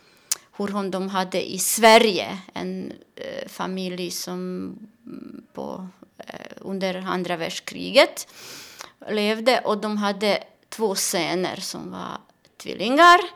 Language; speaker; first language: Swedish; non-native, learner; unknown